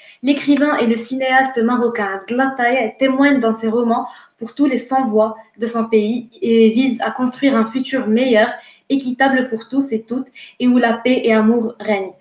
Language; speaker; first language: French; non-native, local second language; Arabic